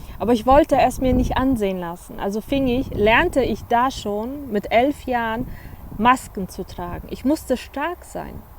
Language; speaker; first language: German; early bilingual, other home language; Polish